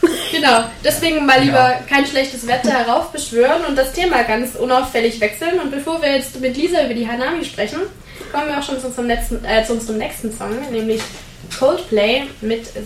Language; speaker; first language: German; native; German